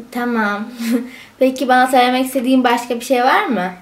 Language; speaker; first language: Turkish; native; Turkish